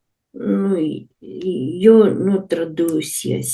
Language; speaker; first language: Spanish; non-native, learner; Russian